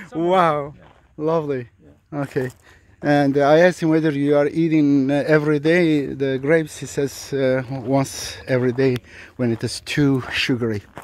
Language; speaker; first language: English; non-native, fluent; Turkish